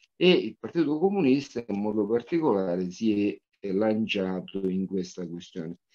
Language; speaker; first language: Italian; native; Italian